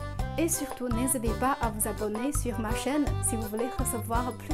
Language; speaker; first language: French; non-native, fluent; Chinese